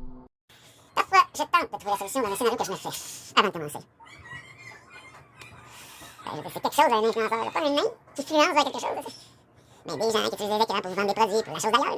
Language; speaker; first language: French; native; French